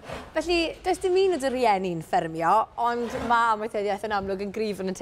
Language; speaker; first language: Welsh; native; Welsh